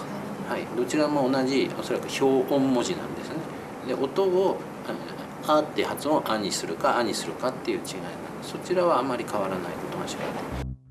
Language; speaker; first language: Japanese; native; Japanese